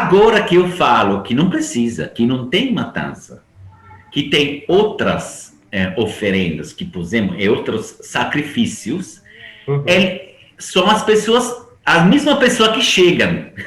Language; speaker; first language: Portuguese; non-native, fluent; Italian